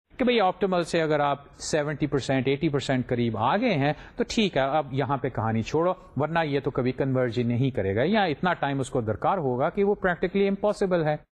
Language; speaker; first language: Urdu; native; Urdu